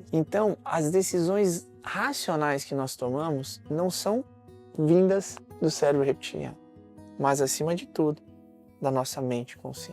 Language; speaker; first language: Portuguese; native; Portuguese